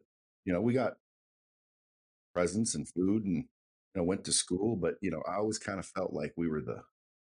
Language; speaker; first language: English; native; English